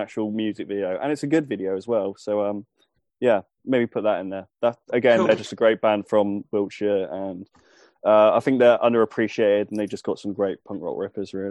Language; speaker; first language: English; native; English